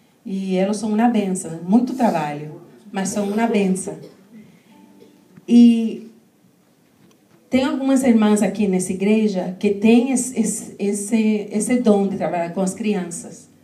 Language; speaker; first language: Portuguese; non-native, fluent; Spanish